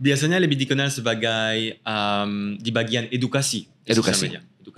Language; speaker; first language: Indonesian; non-native, fluent; French